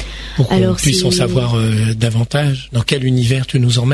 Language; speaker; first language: French; native; French